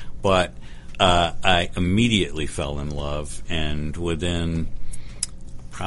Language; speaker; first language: English; native; English